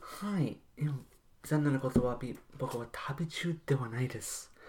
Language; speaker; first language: Japanese; non-native, learner; English